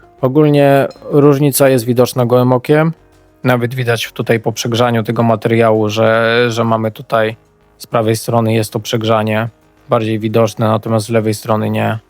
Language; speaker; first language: Polish; native; Polish